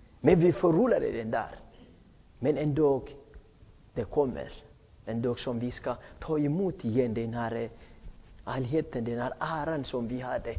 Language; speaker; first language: Swedish; non-native, fluent; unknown